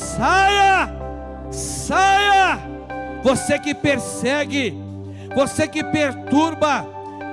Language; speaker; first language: Portuguese; native; Portuguese